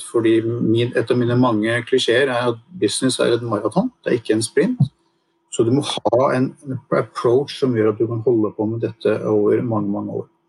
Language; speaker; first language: Norwegian; native; Norwegian